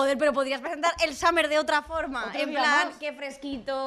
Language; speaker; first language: Spanish; native; Spanish